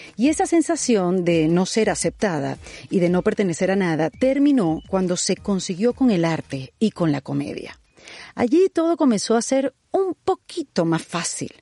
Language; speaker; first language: Spanish; native; Spanish